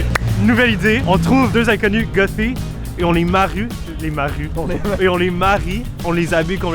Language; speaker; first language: French; native; French